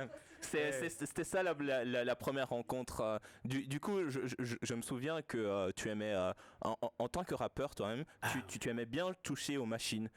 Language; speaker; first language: French; native; French